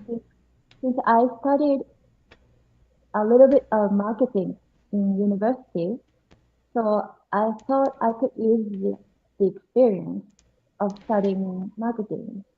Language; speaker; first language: English; non-native, learner; Japanese